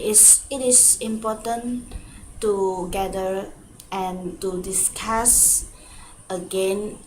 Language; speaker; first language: English; non-native, local second language; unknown